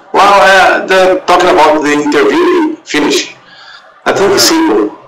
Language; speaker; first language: English; non-native, learner; Portuguese